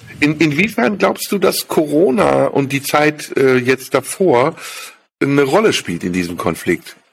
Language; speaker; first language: German; native; German